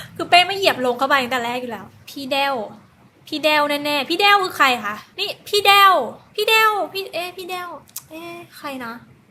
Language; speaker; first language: Thai; native; Thai